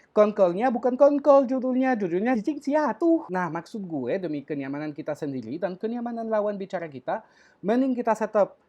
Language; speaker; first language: Indonesian; non-native, fluent; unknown